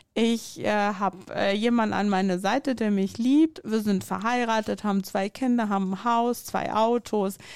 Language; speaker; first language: German; non-native, fluent; Persian